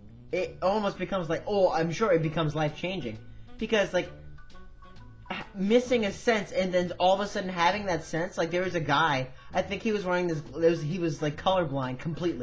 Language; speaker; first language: English; native; English